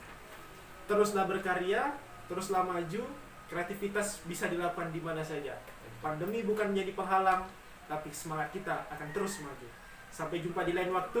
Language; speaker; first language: Indonesian; native; Indonesian